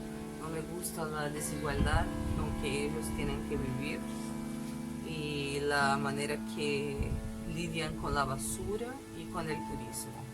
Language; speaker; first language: Spanish; non-native, fluent; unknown